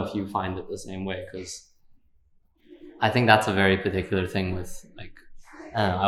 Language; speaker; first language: English; native; English